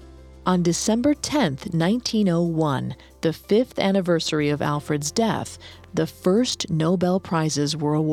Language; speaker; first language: English; native; English